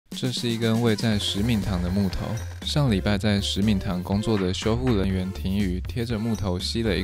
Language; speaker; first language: Chinese; native; Chinese